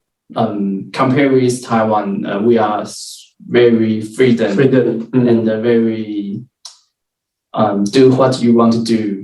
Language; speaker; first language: English; non-native, learner; Chinese